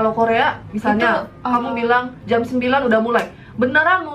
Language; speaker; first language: Indonesian; early bilingual, heritage; Korean